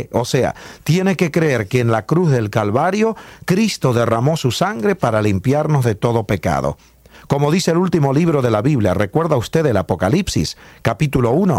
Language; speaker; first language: Spanish; native; Spanish